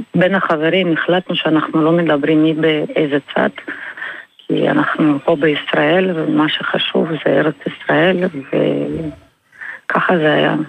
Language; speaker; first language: Hebrew; non-native, fluent; Russian